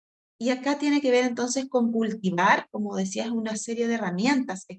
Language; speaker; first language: Spanish; native; Spanish